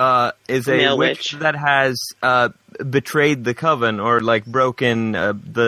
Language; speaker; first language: English; non-native, fluent; Swedish